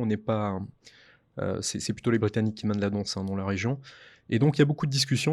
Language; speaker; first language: French; native; French